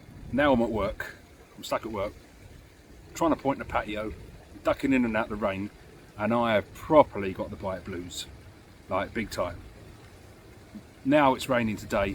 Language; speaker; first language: English; native; English